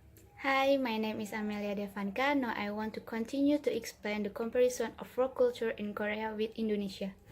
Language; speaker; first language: English; non-native, learner; Indonesian